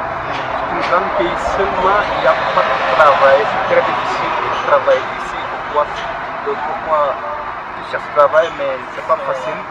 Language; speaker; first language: French; non-native, learner; Wolof